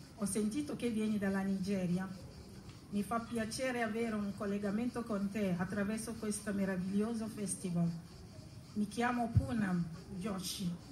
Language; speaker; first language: Italian; non-native, fluent; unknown